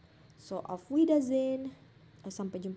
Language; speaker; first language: German; non-native, fluent; Indonesian